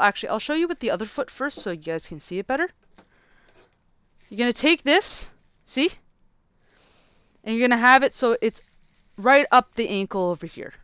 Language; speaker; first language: English; native; English